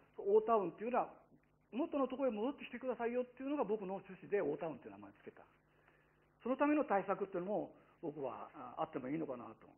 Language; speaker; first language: Japanese; native; Japanese